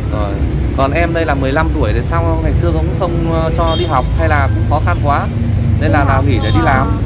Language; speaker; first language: Vietnamese; native; Vietnamese